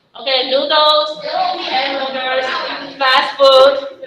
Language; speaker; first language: English; non-native, fluent; Chinese